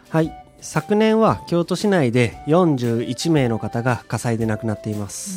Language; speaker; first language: Japanese; native; Japanese